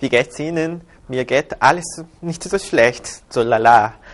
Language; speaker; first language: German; non-native, fluent; Korean